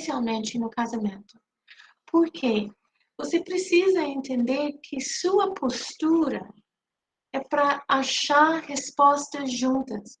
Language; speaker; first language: Portuguese; non-native, fluent; English